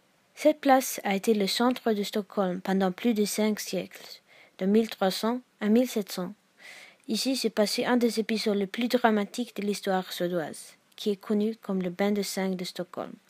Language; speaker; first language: French; non-native, learner; Swedish